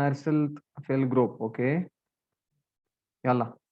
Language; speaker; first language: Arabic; non-native, learner; Urdu